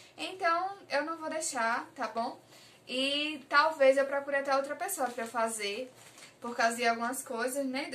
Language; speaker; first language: Portuguese; native; Portuguese